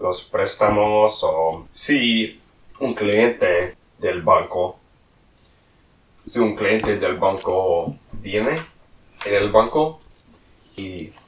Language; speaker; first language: Spanish; non-native, learner; English